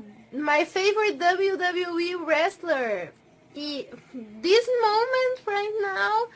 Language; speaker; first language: English; non-native, fluent; Portuguese